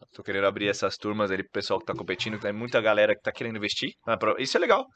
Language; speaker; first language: Portuguese; native; Portuguese